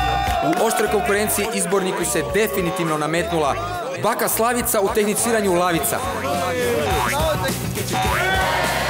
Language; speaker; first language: Serbian; native; Serbian